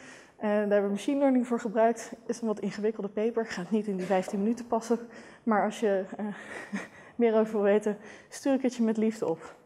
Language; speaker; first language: Dutch; native; Dutch